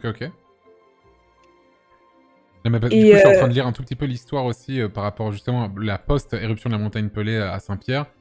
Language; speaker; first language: French; native; French